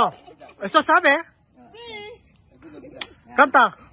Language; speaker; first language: Spanish; non-native, learner; Filipino